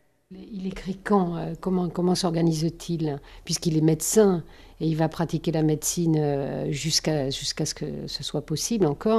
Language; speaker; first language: French; native; French